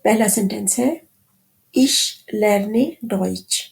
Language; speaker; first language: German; non-native, fluent; Urdu